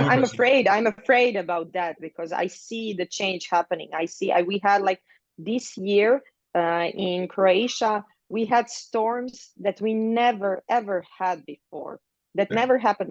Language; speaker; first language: English; non-native, fluent; Croatian